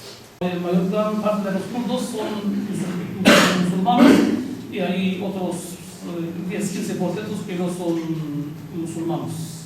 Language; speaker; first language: Spanish; non-native, fluent; Kurdish